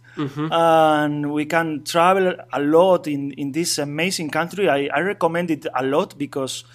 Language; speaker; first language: English; non-native, learner; Spanish